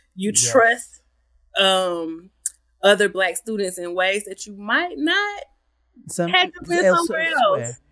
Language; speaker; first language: English; native; English